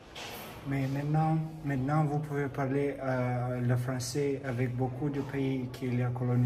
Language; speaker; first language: French; non-native, learner; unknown